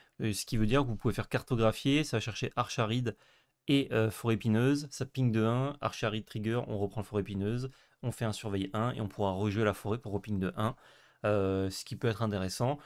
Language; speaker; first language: French; native; French